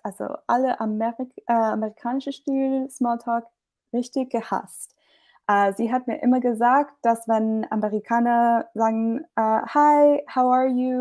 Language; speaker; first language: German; non-native, fluent; English